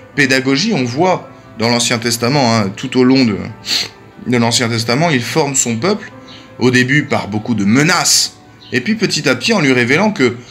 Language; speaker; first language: French; native; French